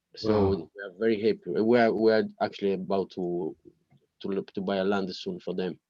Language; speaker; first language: English; non-native, learner; Italian